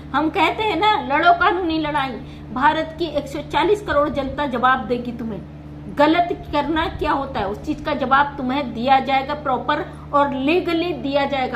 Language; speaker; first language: Hindi; native; Hindi